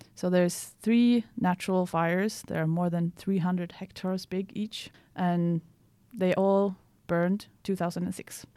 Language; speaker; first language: English; non-native, fluent; Swedish